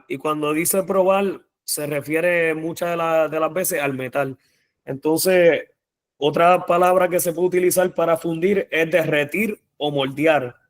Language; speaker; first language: Spanish; native; Spanish